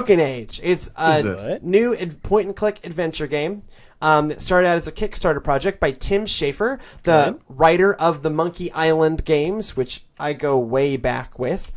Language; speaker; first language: English; native; English